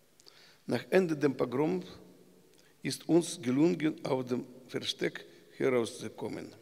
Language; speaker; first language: German; non-native, learner; Russian